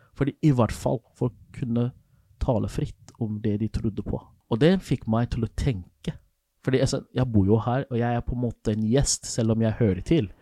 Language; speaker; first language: Norwegian; non-native, fluent; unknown